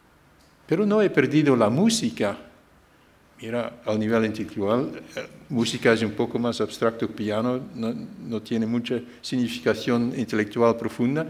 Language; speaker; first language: Spanish; non-native, fluent; Dutch